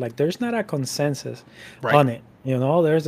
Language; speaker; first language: English; non-native, fluent; Spanish